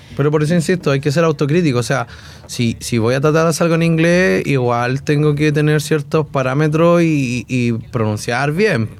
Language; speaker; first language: Spanish; native; Spanish